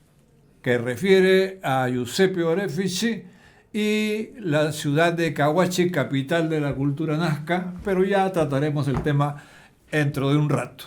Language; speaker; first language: Spanish; native; Spanish